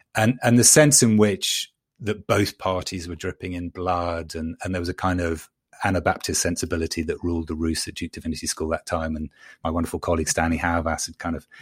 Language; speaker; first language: English; native; English